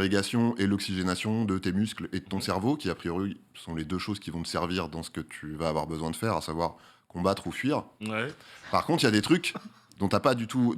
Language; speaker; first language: French; native; French